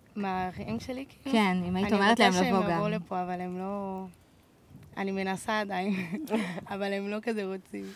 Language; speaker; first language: Hebrew; non-native, learner; Portuguese